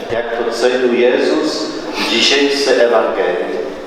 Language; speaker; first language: Polish; native; Polish